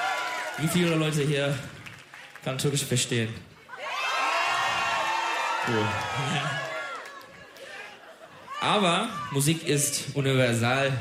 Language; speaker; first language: German; non-native, learner; Turkish